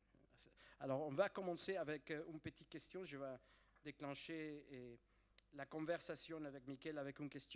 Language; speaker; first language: French; non-native, fluent; Spanish